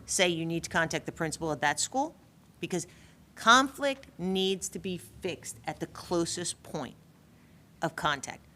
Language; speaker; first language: English; native; English